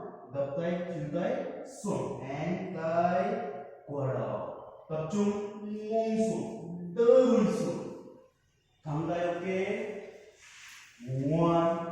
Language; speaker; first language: Vietnamese; non-native, learner; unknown